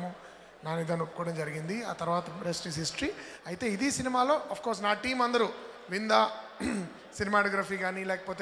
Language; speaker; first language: Telugu; native; Telugu